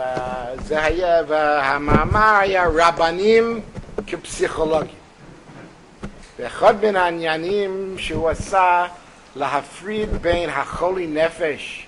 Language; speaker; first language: Hebrew; non-native, fluent; English